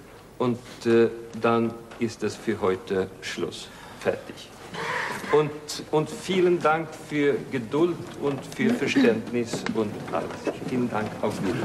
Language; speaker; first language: German; non-native, fluent; Swedish